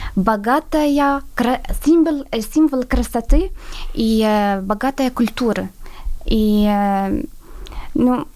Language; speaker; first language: Russian; non-native, fluent; Arabic